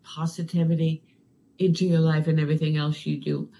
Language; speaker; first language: English; non-native, fluent; Danish